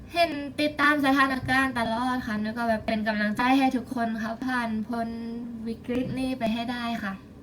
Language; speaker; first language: Thai; native; Thai